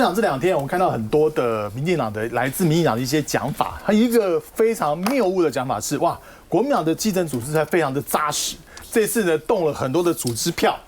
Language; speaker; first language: Chinese; native; Chinese